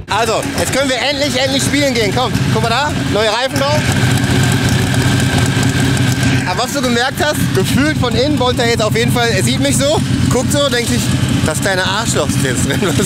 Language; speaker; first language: German; native; German